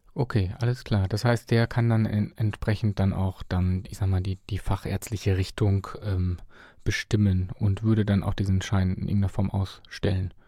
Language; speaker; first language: German; native; German